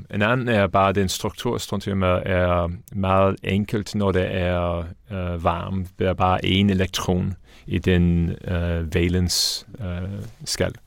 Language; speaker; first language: Danish; non-native, fluent; English